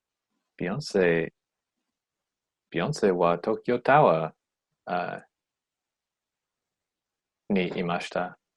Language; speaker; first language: Japanese; non-native, learner; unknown